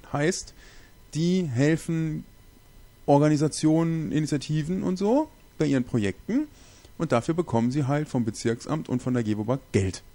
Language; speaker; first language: German; native; German